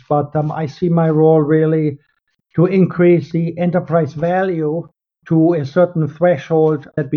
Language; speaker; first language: English; non-native, fluent; German